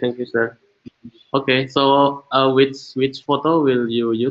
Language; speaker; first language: English; non-native, learner; Indonesian